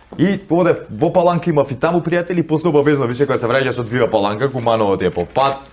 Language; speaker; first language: Macedonian; native; Macedonian